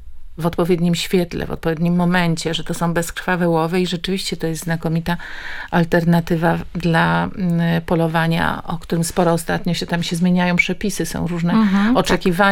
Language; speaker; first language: Polish; native; Polish